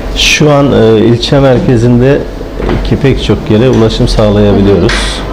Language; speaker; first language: Turkish; native; Turkish